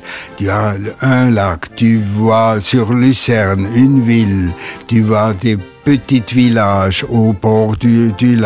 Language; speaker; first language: French; non-native, local second language; German